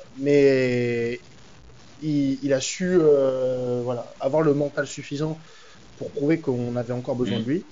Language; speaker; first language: French; native; French